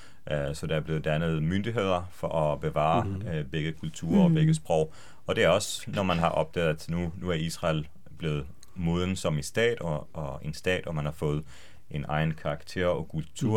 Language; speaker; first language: Danish; non-native, fluent; Hebrew